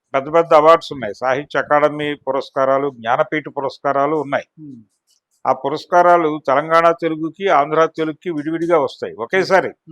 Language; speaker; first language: Telugu; native; Telugu